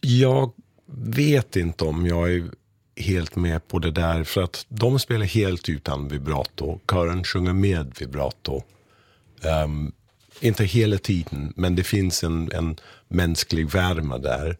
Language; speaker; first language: Swedish; non-native, fluent; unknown